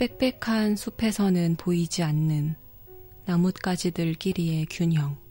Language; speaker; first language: Korean; native; Korean